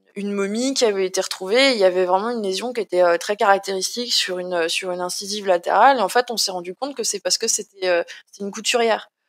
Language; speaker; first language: French; native; French